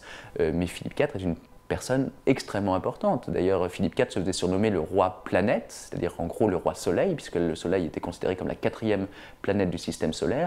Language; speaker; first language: French; native; French